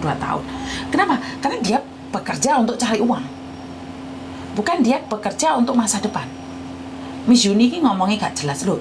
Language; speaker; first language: Indonesian; non-native, local second language; Javanese